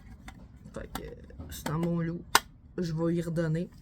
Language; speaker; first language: French; native; French